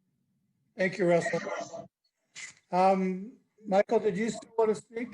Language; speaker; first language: English; native; English